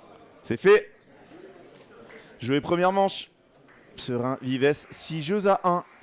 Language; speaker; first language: French; native; French